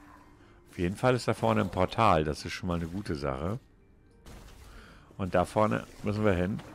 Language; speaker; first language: German; native; German